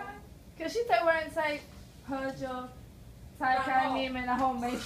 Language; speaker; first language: Chinese; non-native, learner; Spanish